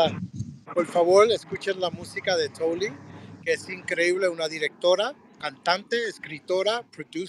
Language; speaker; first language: Spanish; early bilingual, heritage; Spanish